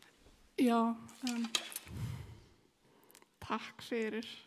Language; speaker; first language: Icelandic; native; Icelandic